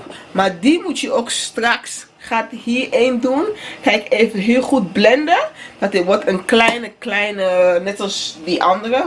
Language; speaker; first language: Dutch; non-native, fluent; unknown